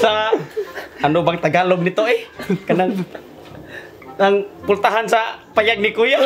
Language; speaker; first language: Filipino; non-native, local second language; Cebuano